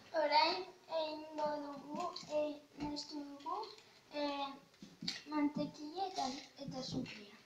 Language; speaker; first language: Basque; non-native, local second language; Spanish